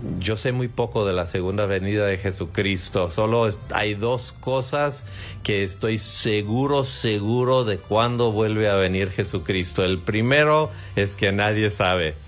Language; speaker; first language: Spanish; non-native, fluent; English